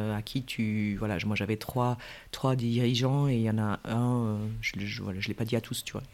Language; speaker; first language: French; native; French